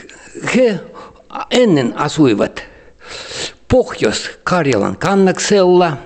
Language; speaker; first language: Finnish; early bilingual, heritage; Finnish